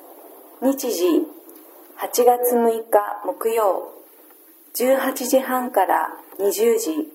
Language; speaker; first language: Japanese; native; Japanese